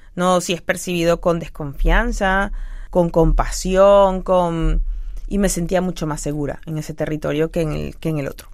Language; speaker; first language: Spanish; native; Spanish